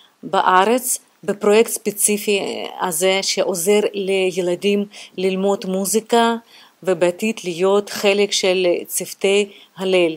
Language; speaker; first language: Hebrew; non-native, fluent; Russian